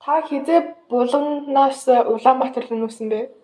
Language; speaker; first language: Mongolian; early bilingual, heritage; Mongolian